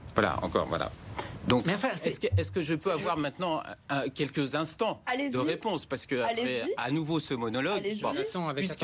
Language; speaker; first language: French; native; French